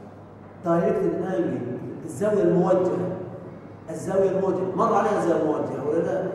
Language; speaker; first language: Arabic; native; Arabic